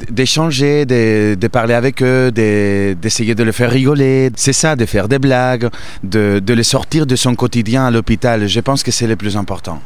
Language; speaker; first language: French; non-native, fluent; Spanish